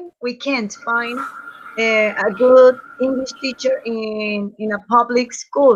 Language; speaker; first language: English; non-native, learner; Spanish